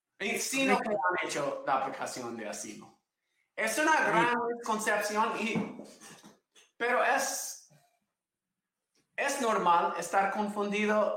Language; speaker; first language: Spanish; non-native, fluent; English